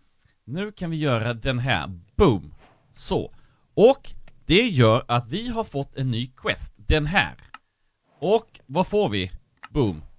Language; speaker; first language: Swedish; native; Swedish